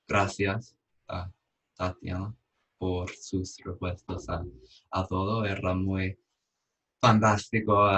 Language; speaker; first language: Spanish; non-native, fluent; English